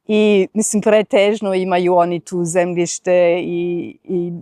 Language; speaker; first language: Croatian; non-native, fluent; German